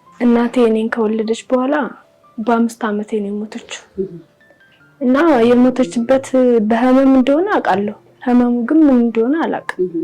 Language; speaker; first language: Amharic; non-native, local second language; Oromo